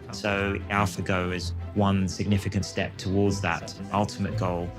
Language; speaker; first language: English; native; English